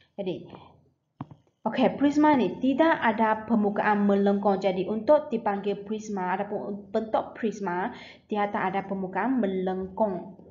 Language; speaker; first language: Malay; native; Malay